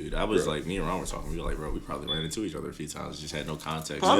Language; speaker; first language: English; native; English